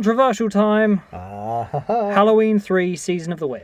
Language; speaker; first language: English; native; English